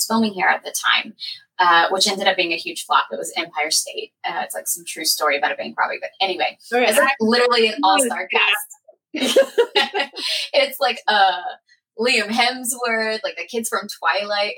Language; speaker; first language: English; native; English